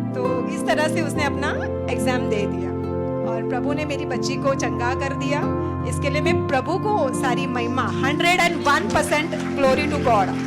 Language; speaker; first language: Hindi; non-native, local second language; Marathi